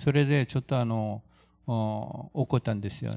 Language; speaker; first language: Japanese; non-native, fluent; Korean